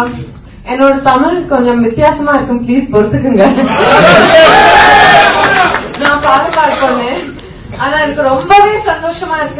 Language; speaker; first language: Tamil; non-native, fluent; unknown